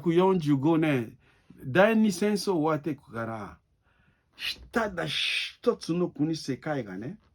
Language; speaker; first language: Japanese; non-native, learner; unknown